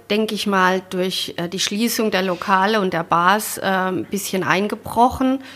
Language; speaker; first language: German; native; German